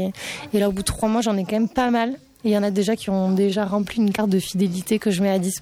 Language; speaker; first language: French; native; French